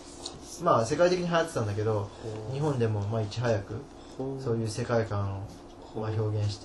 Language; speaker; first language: Japanese; native; Japanese